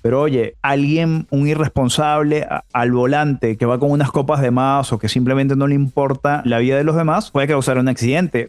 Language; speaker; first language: Spanish; native; Spanish